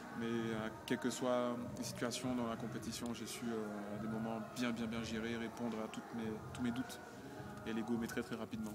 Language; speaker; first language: French; native; French